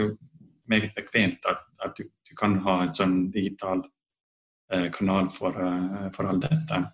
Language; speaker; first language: Norwegian; non-native, fluent; Estonian